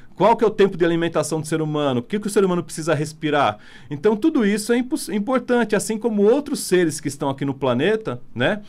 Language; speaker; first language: Portuguese; non-native, fluent; Italian